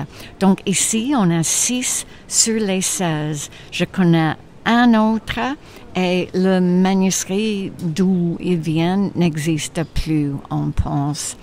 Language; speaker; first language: French; non-native, fluent; English